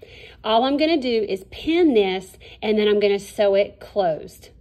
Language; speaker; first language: English; native; English